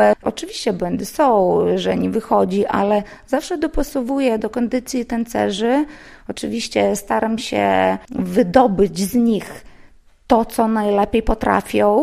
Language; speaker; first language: Polish; non-native, local second language; Lithuanian